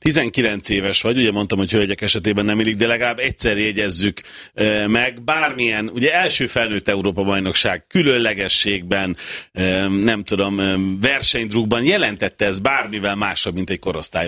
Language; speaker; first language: Hungarian; native; Hungarian